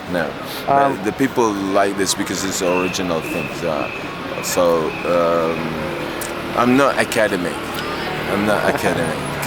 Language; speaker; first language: English; non-native, learner; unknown